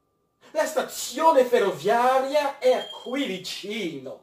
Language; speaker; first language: Italian; non-native, fluent; French